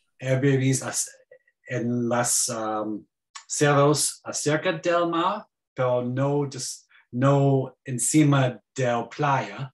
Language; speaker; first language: Spanish; non-native, learner; English